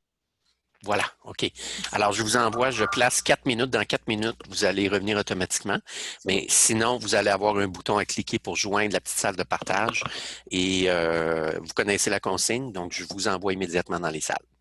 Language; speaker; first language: French; native; French